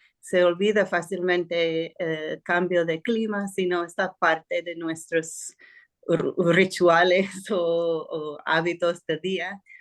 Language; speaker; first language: Spanish; non-native, fluent; English